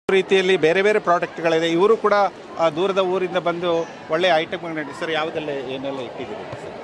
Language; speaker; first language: Kannada; non-native, local second language; Kodava